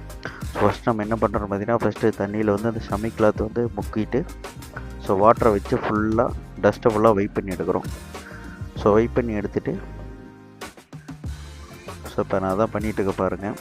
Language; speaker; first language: Tamil; native; Tamil